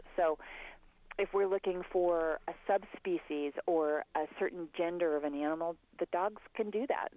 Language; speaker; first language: English; native; English